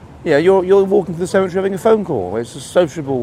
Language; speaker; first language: English; native; English